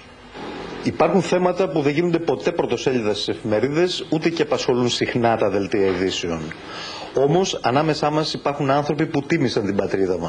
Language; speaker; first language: Greek; native; Greek